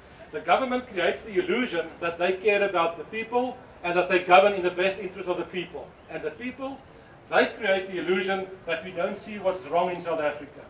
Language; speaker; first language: English; non-native, local second language; Afrikaans